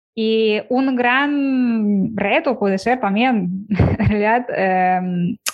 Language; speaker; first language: Spanish; non-native, fluent; Ukrainian